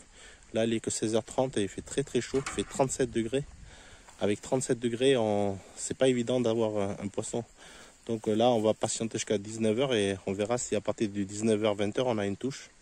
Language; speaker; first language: French; native; French